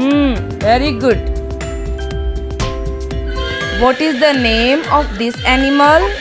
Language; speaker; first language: English; non-native, local second language; Hindi